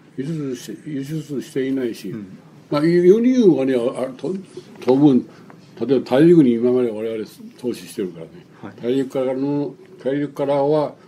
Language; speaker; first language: Japanese; non-native, local second language; Chinese